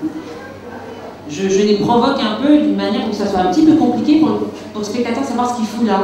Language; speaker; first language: French; native; French